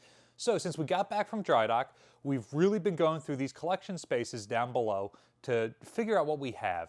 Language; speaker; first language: English; native; English